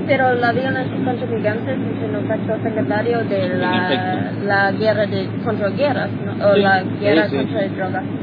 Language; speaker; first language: Spanish; non-native, learner; English